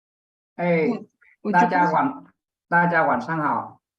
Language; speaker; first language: Chinese; non-native, learner; Vietnamese